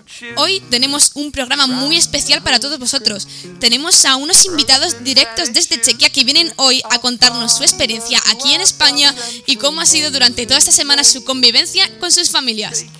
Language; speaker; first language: Spanish; native; Spanish